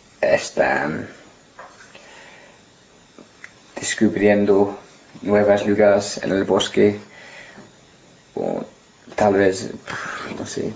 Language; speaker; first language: Spanish; non-native, learner; English